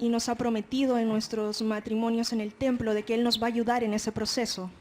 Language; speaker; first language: Spanish; native; Spanish